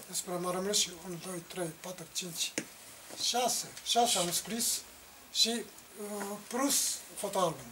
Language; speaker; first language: Romanian; non-native, learner; Japanese